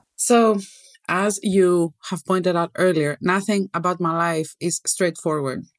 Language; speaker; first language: English; non-native, fluent; Greek